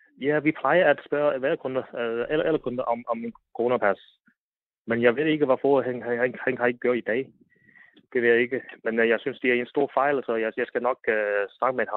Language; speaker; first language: Danish; non-native, learner; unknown